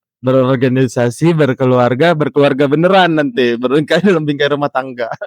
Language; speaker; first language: Indonesian; native; Indonesian